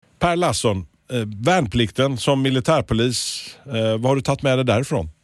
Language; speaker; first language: Swedish; native; Swedish